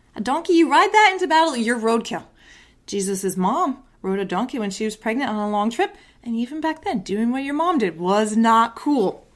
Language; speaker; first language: English; native; English